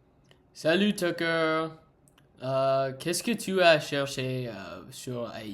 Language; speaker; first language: French; non-native, learner; English